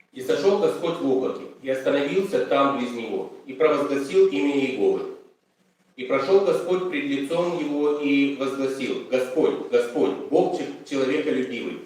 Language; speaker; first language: Russian; native; Russian